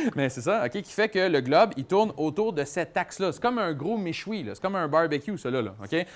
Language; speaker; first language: French; native; French